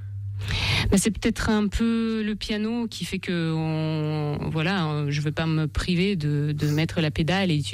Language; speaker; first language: French; non-native, fluent; Russian